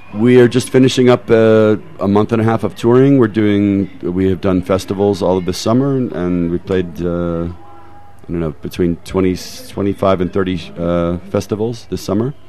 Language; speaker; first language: English; native; English